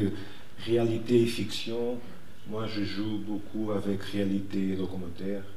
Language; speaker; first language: French; non-native, fluent; Portuguese